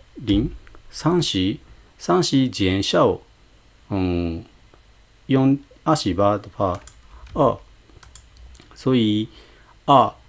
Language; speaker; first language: Chinese; non-native, fluent; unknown